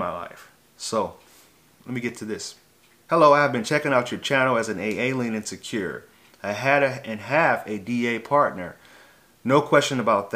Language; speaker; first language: English; native; English